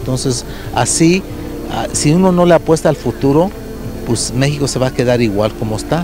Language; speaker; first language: Spanish; early bilingual, heritage; Spanish